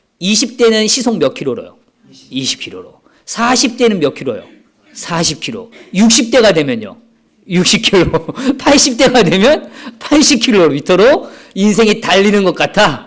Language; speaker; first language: Korean; native; Korean